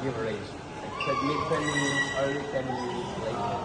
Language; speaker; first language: English; non-native, learner; Indonesian